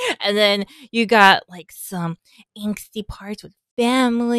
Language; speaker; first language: English; native; English